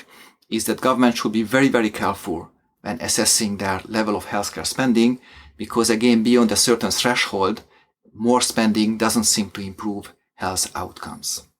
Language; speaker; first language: English; non-native, fluent; Hungarian